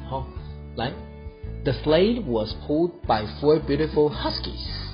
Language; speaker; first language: English; non-native, fluent; Chinese